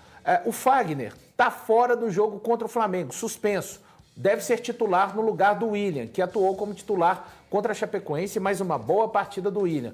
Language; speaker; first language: Portuguese; native; Portuguese